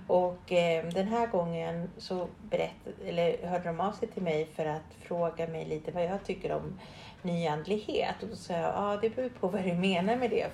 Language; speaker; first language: Swedish; early bilingual, other home language; Spanish